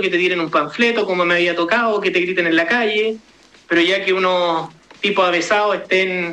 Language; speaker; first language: Spanish; native; Spanish